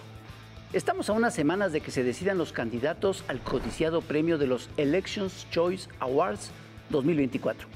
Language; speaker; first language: Spanish; native; Spanish